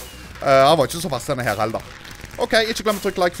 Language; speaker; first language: Norwegian; native; Norwegian